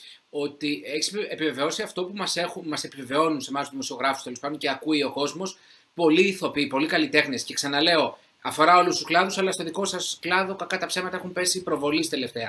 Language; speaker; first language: Greek; native; Greek